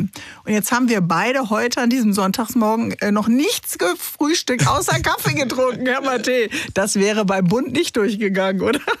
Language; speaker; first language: German; native; German